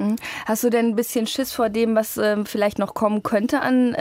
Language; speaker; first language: German; native; German